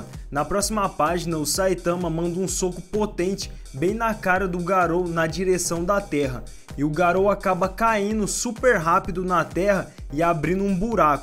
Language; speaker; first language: Portuguese; native; Portuguese